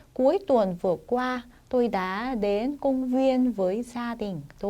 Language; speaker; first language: Vietnamese; non-native, fluent; Korean